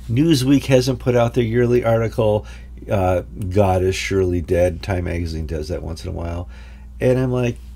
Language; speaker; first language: English; native; English